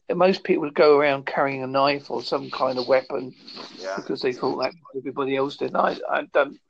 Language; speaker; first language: English; native; English